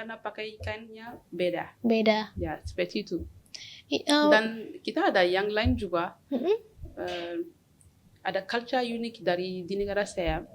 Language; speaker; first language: Indonesian; non-native, learner; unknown